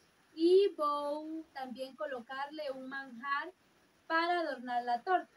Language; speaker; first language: Spanish; non-native, fluent; Portuguese